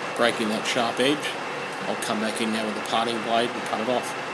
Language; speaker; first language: English; native; English